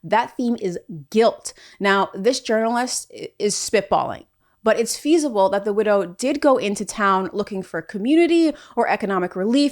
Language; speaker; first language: English; native; English